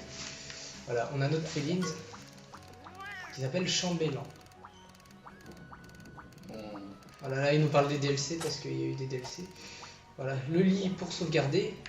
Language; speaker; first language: French; native; French